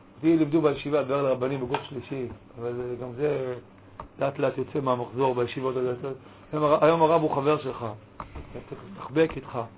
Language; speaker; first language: Hebrew; native; Hebrew